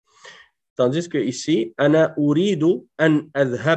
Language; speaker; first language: Arabic; non-native, fluent; French